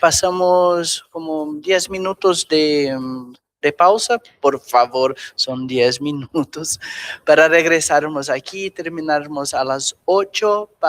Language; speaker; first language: Spanish; non-native, fluent; Portuguese